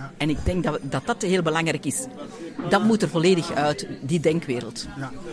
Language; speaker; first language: Dutch; native; Dutch